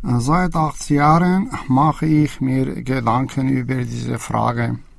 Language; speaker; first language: German; non-native, learner; Azerbaijani